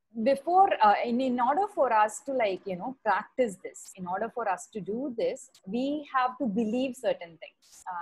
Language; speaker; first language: English; non-native, local second language; Tamil